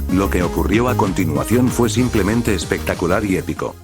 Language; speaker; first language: Spanish; native; Spanish